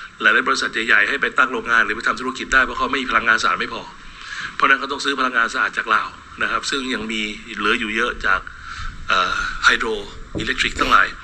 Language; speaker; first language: Thai; native; Thai